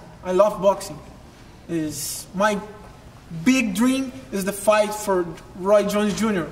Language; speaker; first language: English; non-native, learner; Portuguese